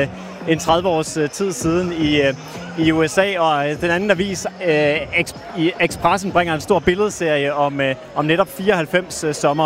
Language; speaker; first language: Danish; native; Danish